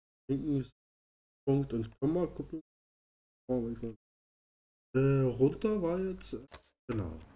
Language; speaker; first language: German; native; German